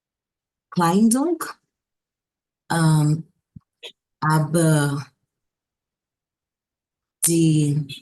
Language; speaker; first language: German; non-native, learner; Portuguese